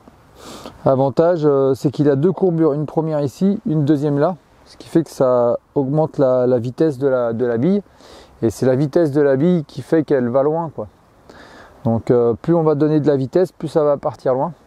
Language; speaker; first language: French; native; French